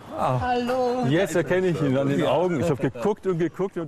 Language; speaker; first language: German; early bilingual, other home language; Estonian